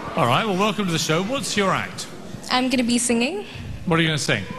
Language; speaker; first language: English; native; English